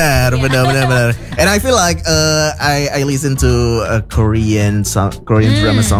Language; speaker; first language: English; non-native, learner; Indonesian